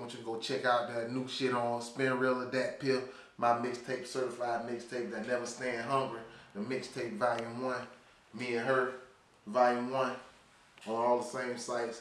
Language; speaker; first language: English; native; English